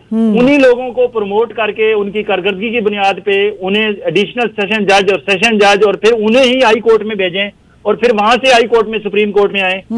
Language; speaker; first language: Urdu; non-native, local second language; Punjabi